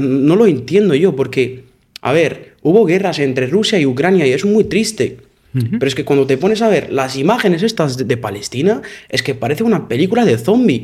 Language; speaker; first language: Spanish; non-native, fluent; Arabic